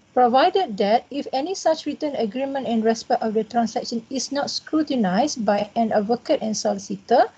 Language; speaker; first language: English; non-native, local second language; Malay